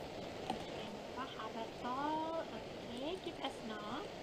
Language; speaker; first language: German; non-native, fluent; Indonesian